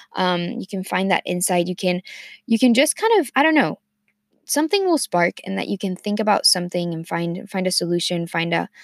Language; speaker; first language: English; non-native, fluent; Spanish